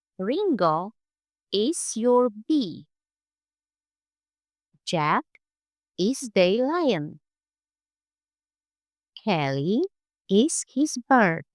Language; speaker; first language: English; non-native, fluent; Polish